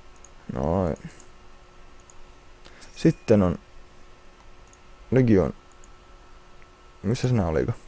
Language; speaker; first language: Finnish; native; Finnish